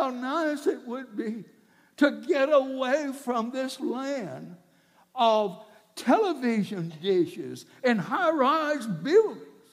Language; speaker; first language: English; native; English